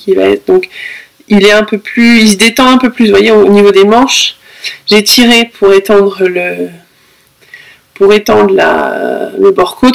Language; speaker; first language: French; native; French